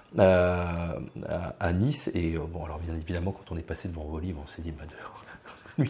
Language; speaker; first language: French; native; French